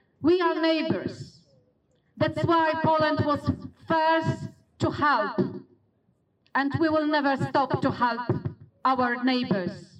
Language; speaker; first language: English; non-native, fluent; Polish